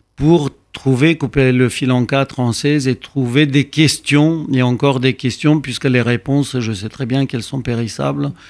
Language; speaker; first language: French; non-native, fluent; Romanian